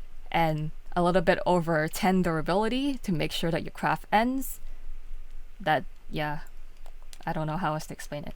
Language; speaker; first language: English; native; English